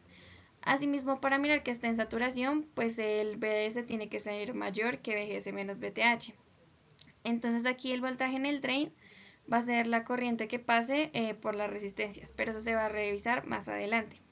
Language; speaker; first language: Spanish; native; Spanish